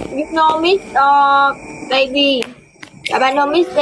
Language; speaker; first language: English; non-native, learner; Vietnamese